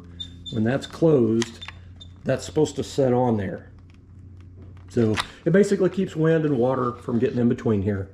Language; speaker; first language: English; native; English